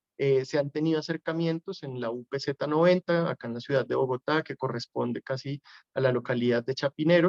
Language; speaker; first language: Spanish; native; Spanish